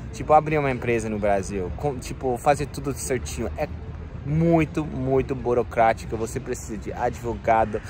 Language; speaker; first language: Portuguese; non-native, fluent; English